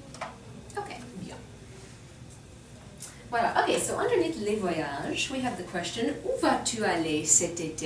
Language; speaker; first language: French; non-native, fluent; English